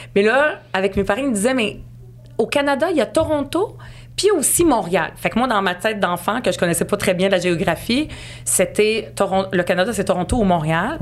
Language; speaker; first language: French; early bilingual, other home language; Arabic